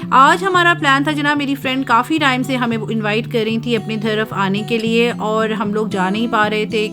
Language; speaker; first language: Urdu; native; Urdu